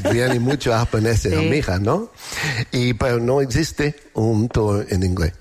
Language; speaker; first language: Spanish; non-native, learner; English